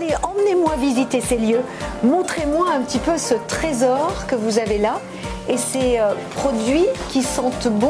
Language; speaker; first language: French; native; French